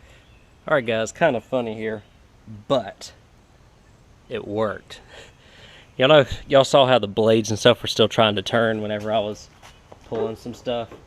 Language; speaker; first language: English; native; English